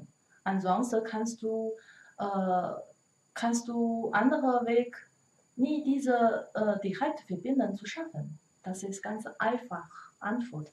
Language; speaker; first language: German; non-native, learner; Chinese